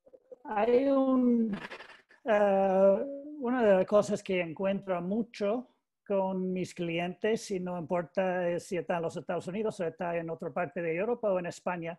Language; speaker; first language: Spanish; non-native, learner; English